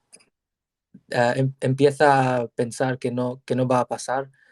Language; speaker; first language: Spanish; non-native, learner; English